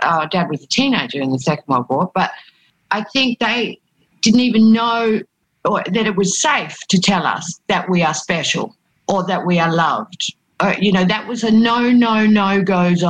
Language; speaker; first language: English; native; English